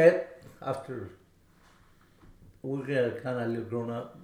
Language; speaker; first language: English; non-native, fluent; Spanish